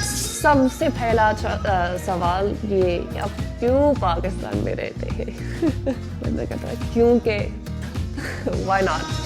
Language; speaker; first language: Hindi; non-native, learner; English